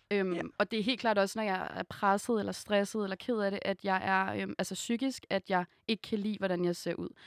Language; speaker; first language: Danish; native; Danish